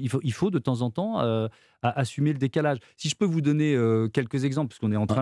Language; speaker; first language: French; native; French